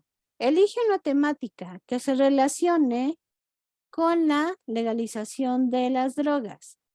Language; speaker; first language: Spanish; native; Spanish